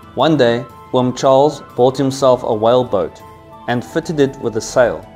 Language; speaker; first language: English; native; English